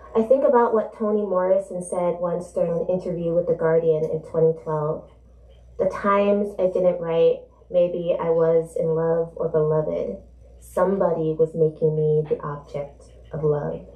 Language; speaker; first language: English; native; English